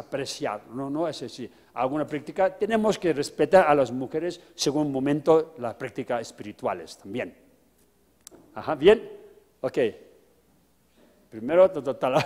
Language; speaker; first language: Spanish; non-native, fluent; Tibetan